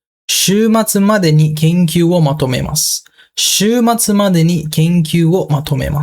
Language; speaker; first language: Japanese; non-native, fluent; Sinhala